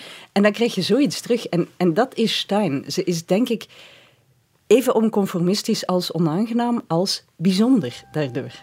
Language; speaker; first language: Dutch; native; Dutch